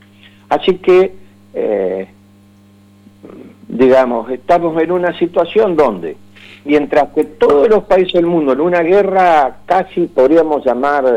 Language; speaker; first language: Spanish; native; Spanish